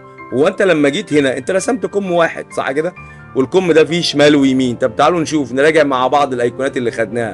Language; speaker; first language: Arabic; native; Arabic